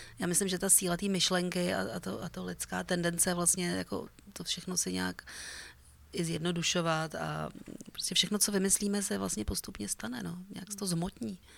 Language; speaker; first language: Czech; native; Czech